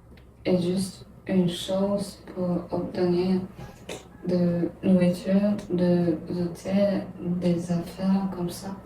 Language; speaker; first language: French; non-native, learner; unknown